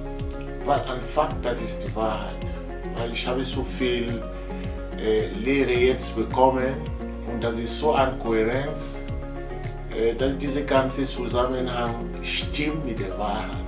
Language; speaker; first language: German; non-native, fluent; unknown